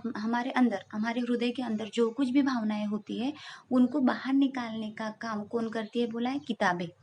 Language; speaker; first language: Hindi; non-native, local second language; Marathi